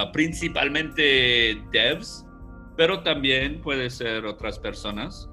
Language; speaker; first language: Spanish; non-native, fluent; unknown